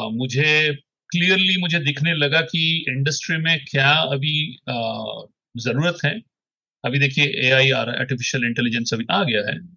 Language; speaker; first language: Hindi; non-native, local second language; Odia